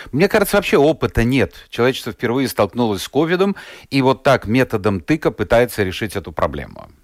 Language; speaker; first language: Russian; native; Russian